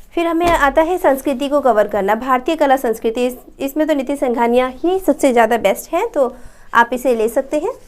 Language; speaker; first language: Hindi; native; Hindi